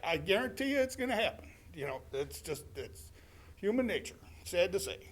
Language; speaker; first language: English; native; English